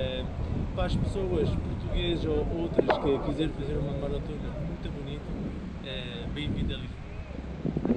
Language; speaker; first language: Portuguese; non-native, fluent; French